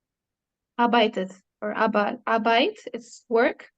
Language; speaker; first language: German; non-native, learner; Arabic